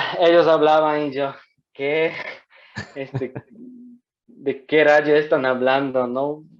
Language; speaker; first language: Spanish; non-native, fluent; Polish